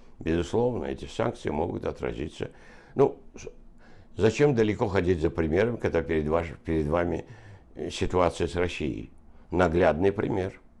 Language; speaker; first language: Russian; non-native, local second language; Azerbaijani